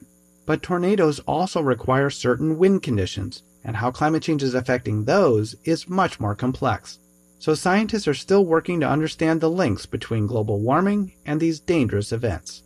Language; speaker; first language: English; native; English